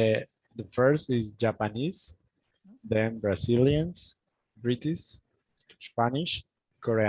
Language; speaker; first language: English; non-native, learner; Spanish